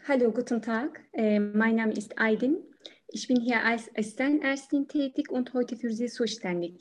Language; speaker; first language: German; non-native, learner; Turkish